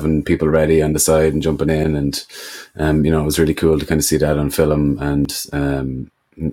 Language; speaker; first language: English; native; English